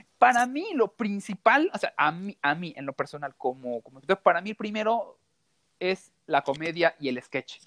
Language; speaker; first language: Spanish; native; Spanish